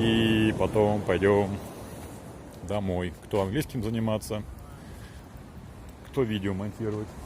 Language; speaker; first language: Russian; native; Russian